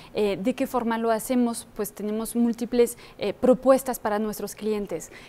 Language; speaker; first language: Spanish; non-native, fluent; French